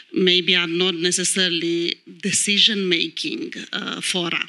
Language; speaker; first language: English; non-native, fluent; Romanian